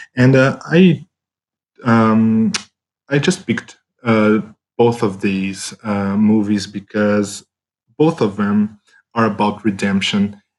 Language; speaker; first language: English; non-native, fluent; Portuguese